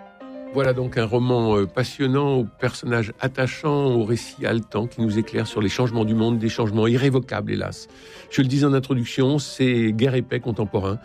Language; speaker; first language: French; native; French